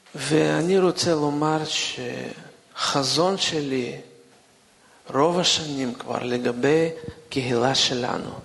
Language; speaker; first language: Hebrew; non-native, fluent; Russian